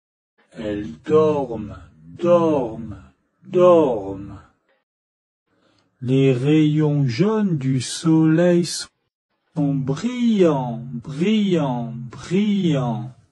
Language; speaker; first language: French; non-native, fluent; Chinese